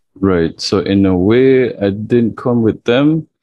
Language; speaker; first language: English; early bilingual, other home language; Chinese